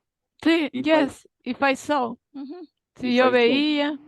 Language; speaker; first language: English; non-native, learner; Spanish